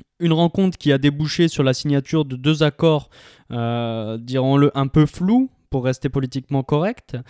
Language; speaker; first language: French; native; French